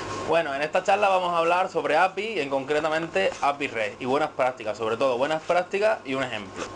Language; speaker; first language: Spanish; native; Spanish